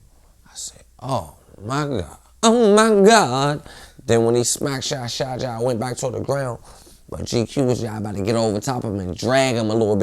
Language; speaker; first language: English; native; English